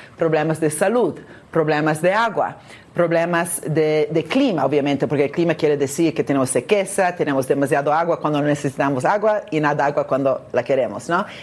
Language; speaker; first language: Spanish; non-native, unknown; Italian